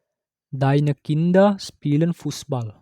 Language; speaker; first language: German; non-native, fluent; Indonesian